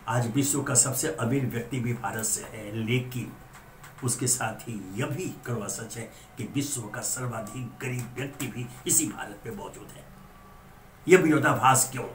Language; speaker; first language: Hindi; native; Hindi